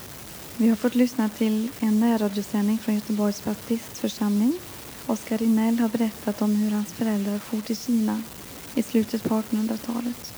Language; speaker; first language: Swedish; native; Swedish